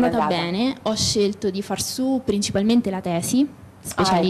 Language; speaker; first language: Italian; native; Italian